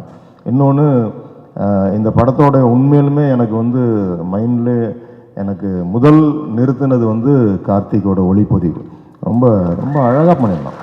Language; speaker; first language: Tamil; native; Tamil